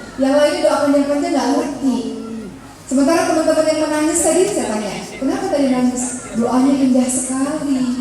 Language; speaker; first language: Indonesian; native; Indonesian